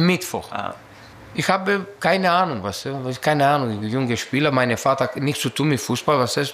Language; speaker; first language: German; non-native, learner; Greek